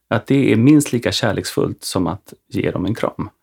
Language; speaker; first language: Swedish; native; Swedish